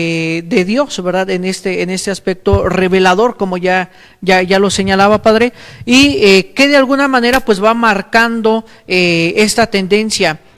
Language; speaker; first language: Spanish; native; Spanish